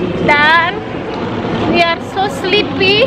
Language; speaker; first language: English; non-native, learner; Indonesian